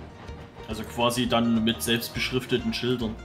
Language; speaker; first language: German; native; German